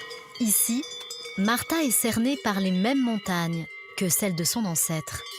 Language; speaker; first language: French; native; French